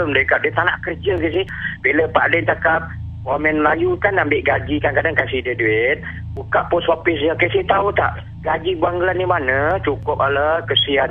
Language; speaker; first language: Malay; native; Malay